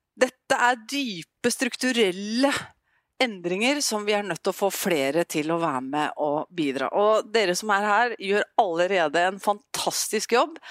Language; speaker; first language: Norwegian; native; Norwegian